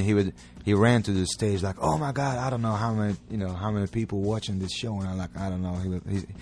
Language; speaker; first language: English; non-native, fluent; Hungarian